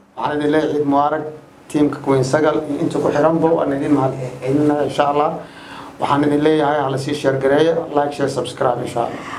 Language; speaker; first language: Somali; early bilingual, heritage; Somali